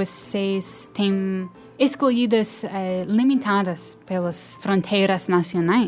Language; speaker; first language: Portuguese; non-native, fluent; English